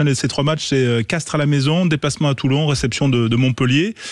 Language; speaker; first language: French; native; French